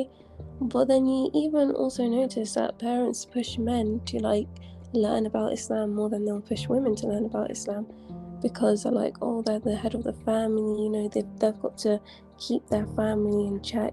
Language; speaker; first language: English; native; English